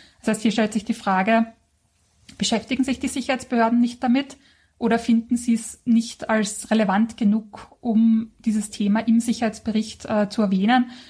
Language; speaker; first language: German; native; German